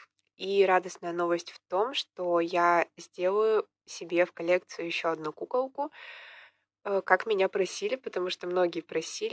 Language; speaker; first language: Russian; native; Russian